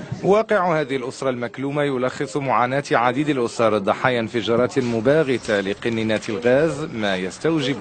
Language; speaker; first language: Arabic; native; Arabic